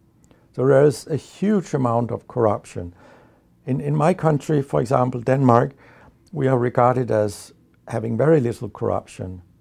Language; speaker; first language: English; non-native, fluent; Danish